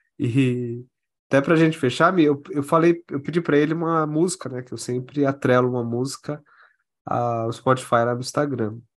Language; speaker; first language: Portuguese; native; Portuguese